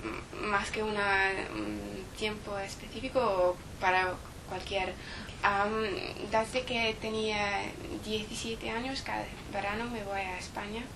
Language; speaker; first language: Spanish; non-native, learner; English